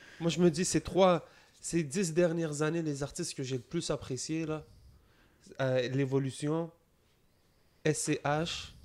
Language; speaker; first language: French; native; French